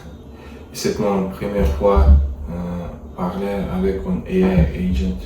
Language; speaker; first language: French; non-native, learner; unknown